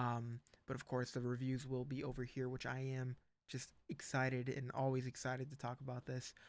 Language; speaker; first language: English; native; English